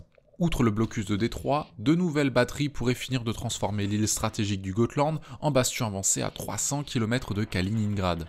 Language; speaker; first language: French; native; French